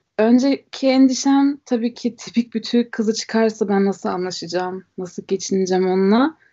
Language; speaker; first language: Turkish; early bilingual, heritage; Turkish